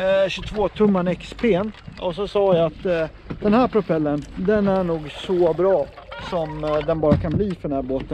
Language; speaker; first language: Swedish; native; Swedish